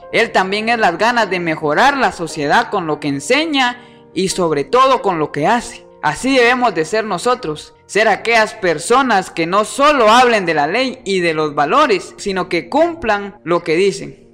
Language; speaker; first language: Spanish; native; Spanish